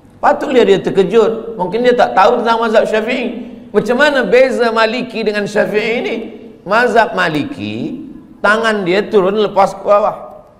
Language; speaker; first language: Malay; native; Malay